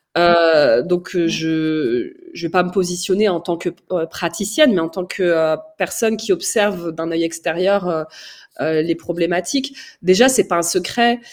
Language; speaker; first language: French; native; French